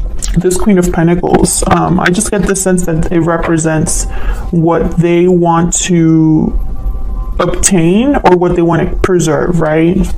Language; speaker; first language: English; native; English